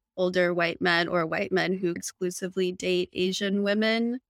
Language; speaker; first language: English; native; English